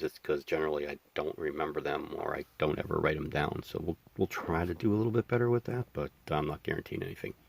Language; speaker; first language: English; native; English